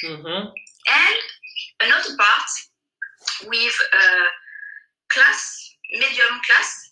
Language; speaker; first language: English; non-native, learner; French